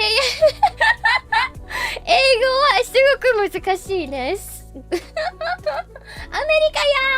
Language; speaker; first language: Japanese; non-native, learner; English